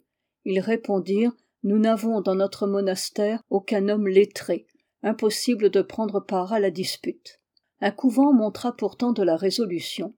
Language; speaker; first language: French; native; French